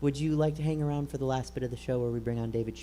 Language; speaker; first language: English; native; English